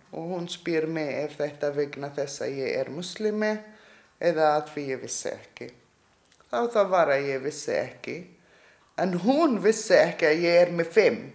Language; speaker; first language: Icelandic; non-native, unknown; Arabic